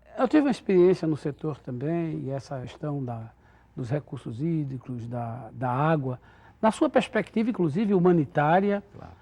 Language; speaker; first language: Portuguese; native; Portuguese